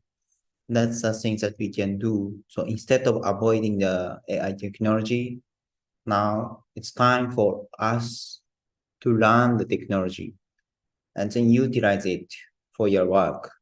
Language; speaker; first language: English; non-native, learner; Japanese